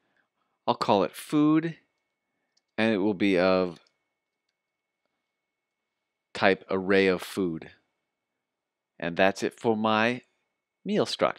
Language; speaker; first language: English; native; English